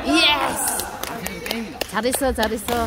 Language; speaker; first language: Korean; non-native, fluent; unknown